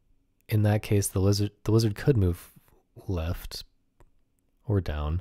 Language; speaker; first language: English; native; English